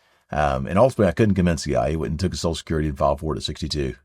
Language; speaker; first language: English; native; English